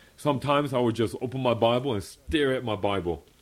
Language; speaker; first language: English; early bilingual, other home language; Korean